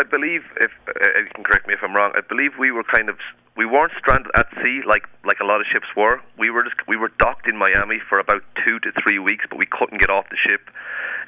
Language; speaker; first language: English; native; English